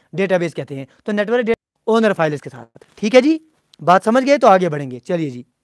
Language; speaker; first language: Hindi; non-native, local second language; Punjabi